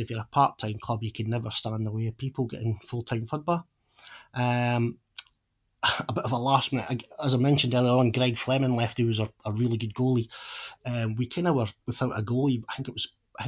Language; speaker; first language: English; native; English